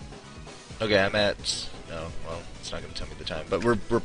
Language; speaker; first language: English; native; English